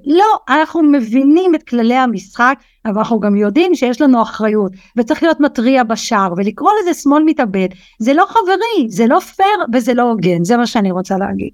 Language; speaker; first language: Hebrew; early bilingual, other home language; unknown